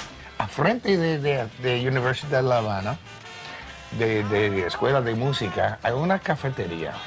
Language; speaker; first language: Spanish; non-native, learner; English